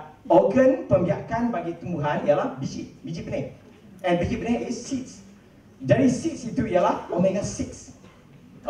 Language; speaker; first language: Malay; native; Malay